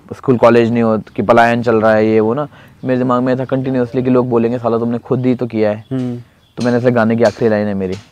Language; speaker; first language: Hindi; native; Hindi